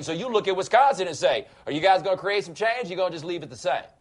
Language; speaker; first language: English; native; English